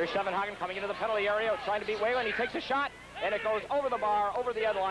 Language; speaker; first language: English; native; English